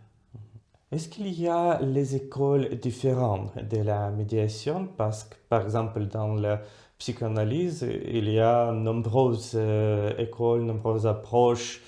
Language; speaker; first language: French; non-native, fluent; Russian